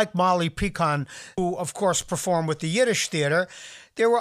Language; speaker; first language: English; native; English